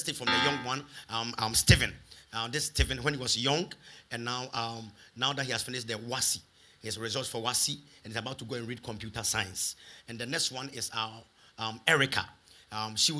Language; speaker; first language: English; non-native, local second language; Akan